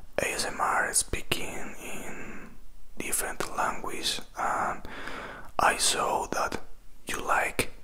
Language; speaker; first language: English; non-native, fluent; Spanish